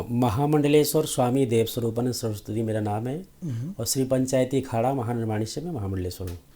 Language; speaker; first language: Hindi; native; Hindi